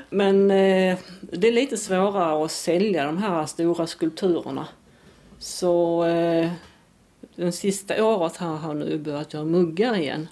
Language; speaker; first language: Swedish; non-native, fluent; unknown